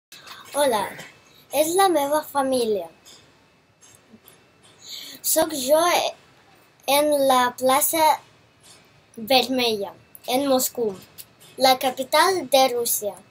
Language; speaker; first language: Catalan; early bilingual, other home language; Russian